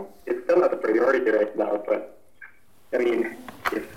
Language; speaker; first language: English; non-native, local second language; Filipino